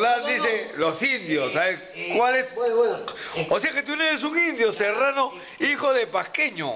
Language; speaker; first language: Spanish; native; Spanish